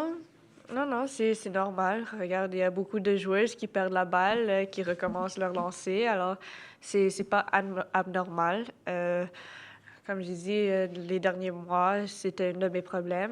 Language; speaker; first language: French; non-native, local second language; English